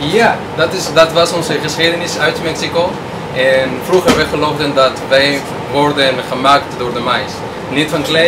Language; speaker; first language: Dutch; non-native, learner; Spanish